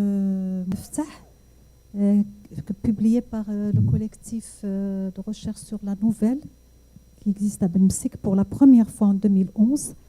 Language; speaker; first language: French; non-native, local second language; Arabic